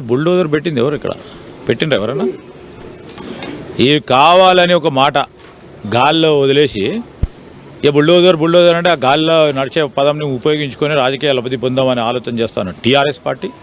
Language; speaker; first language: Telugu; native; Telugu